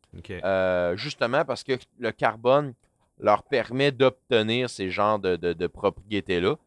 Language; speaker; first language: French; native; French